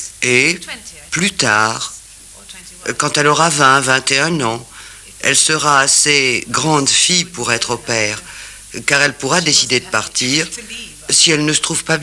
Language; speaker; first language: French; native; French